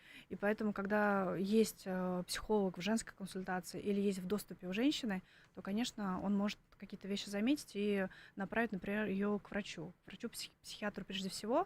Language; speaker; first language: Russian; native; Russian